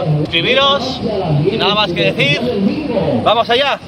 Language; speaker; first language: Spanish; native; Spanish